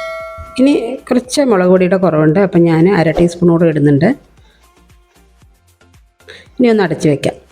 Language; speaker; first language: Malayalam; native; Malayalam